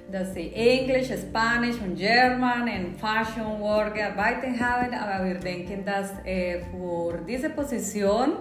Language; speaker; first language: German; non-native, fluent; Spanish